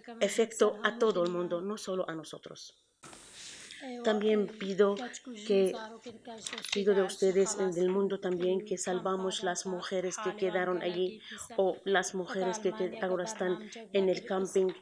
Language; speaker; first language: Spanish; non-native, learner; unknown